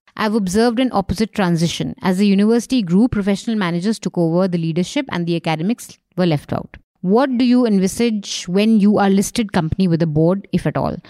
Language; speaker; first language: English; non-native, local second language; Hindi